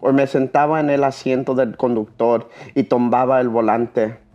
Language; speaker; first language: Spanish; early bilingual, heritage; Spanish